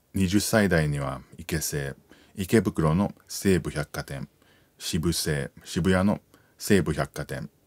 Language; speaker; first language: Japanese; non-native, fluent; English